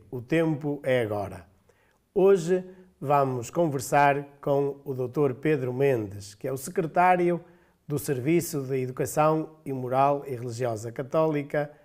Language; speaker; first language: Portuguese; native; Portuguese